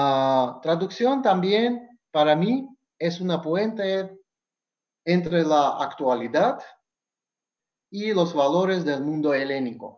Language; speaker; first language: Spanish; non-native, fluent; Georgian